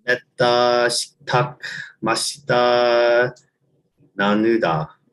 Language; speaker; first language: Korean; non-native, learner; English